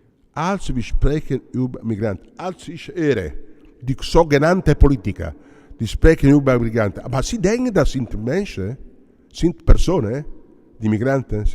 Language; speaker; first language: German; non-native, learner; Italian